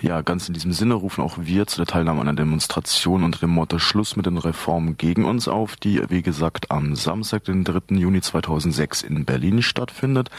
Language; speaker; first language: German; native; German